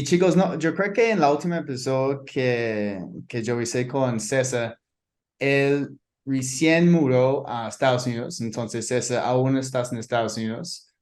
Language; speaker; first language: Spanish; non-native, fluent; English